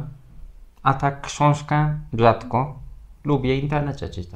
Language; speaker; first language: Polish; non-native, fluent; Turkish